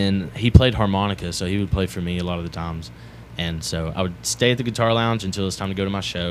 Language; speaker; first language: English; native; English